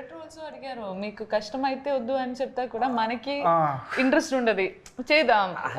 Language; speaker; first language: Telugu; non-native, learner; Malayalam